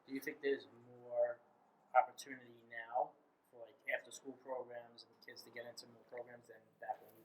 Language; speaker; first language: English; native; English